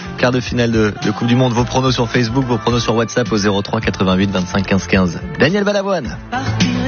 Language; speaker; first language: French; native; French